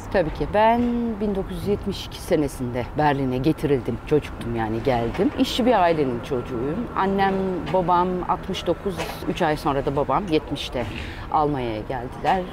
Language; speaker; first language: Turkish; early bilingual, heritage; Turkish